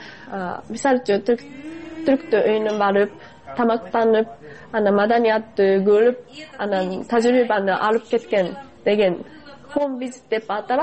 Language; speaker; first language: Kyrgyz; non-native, fluent; Japanese